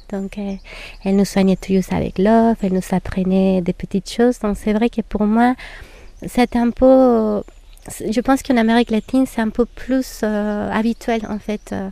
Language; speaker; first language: French; non-native, fluent; Spanish